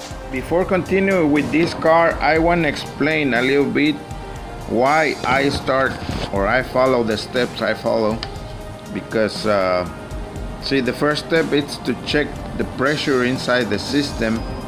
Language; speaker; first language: English; non-native, fluent; Spanish